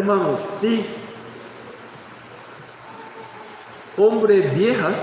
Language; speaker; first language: Spanish; non-native, learner; Korean